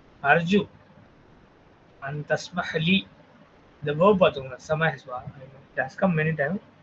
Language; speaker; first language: English; non-native, local second language; Tamil